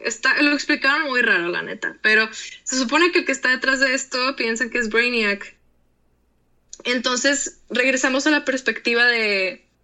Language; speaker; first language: Spanish; native; Spanish